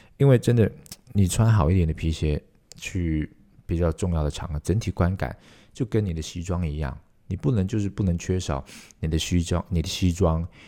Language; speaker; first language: Chinese; non-native, local second language; Cantonese